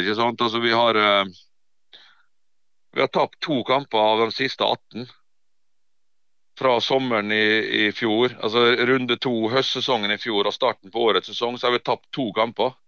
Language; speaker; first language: Norwegian; native; Norwegian